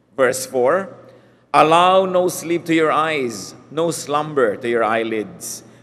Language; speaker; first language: English; non-native, local second language; Filipino